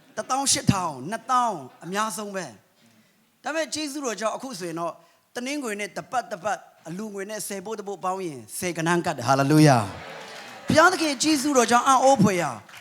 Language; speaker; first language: Burmese; non-native, local second language; Kachin